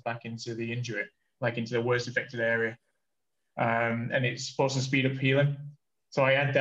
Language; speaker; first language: English; native; English